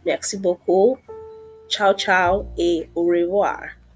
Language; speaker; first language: French; non-native, fluent; Yoruba